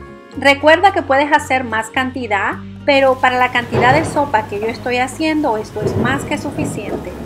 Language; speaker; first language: Spanish; native; Spanish